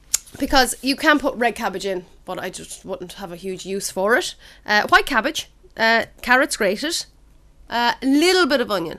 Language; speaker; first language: English; native; English